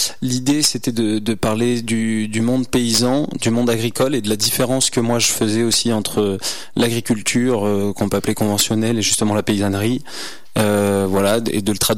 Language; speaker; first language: French; native; French